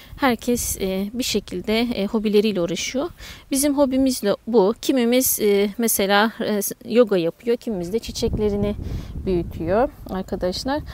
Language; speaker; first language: Turkish; native; Turkish